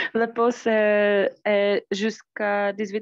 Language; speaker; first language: French; non-native, learner; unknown